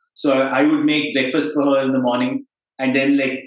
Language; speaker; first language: English; non-native, local second language; Kannada